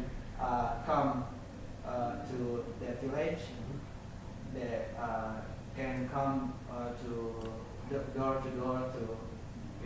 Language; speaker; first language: English; non-native, learner; Indonesian